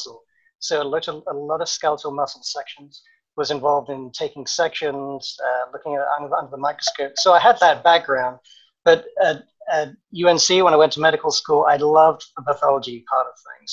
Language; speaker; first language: English; native; English